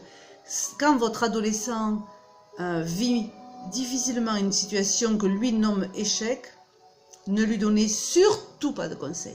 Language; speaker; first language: French; native; French